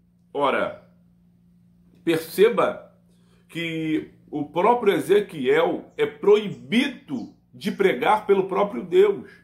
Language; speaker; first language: Portuguese; native; Portuguese